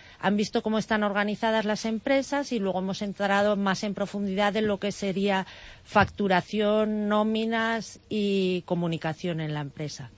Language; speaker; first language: Spanish; native; Spanish